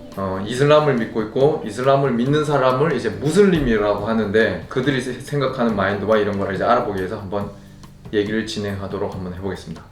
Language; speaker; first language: Korean; native; Korean